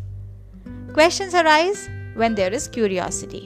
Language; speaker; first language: English; non-native, local second language; Marathi